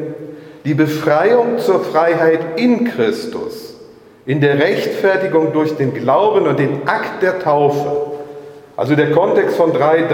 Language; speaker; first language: German; native; German